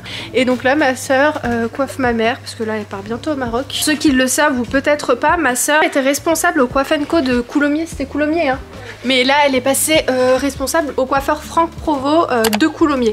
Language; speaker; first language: French; native; French